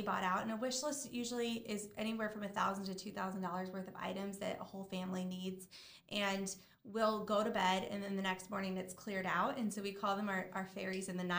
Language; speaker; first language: English; native; English